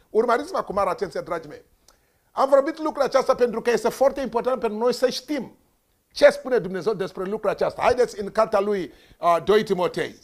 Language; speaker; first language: Romanian; non-native, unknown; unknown